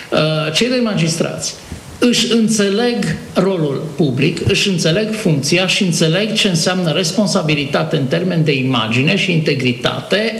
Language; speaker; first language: Romanian; native; Romanian